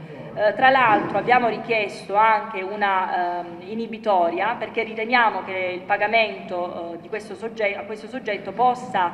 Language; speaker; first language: Italian; native; Italian